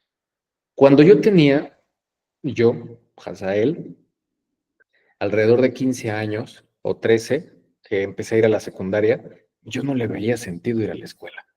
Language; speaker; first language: Spanish; native; Spanish